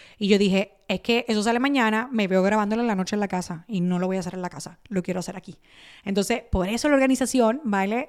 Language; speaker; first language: Spanish; early bilingual, other home language; Italian